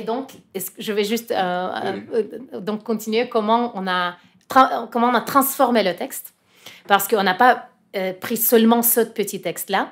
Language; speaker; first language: French; non-native, fluent; Russian